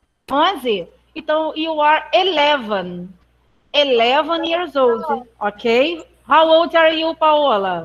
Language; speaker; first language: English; non-native, fluent; Portuguese